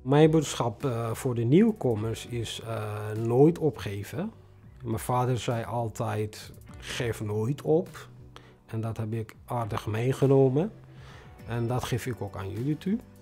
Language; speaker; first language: Dutch; non-native, fluent; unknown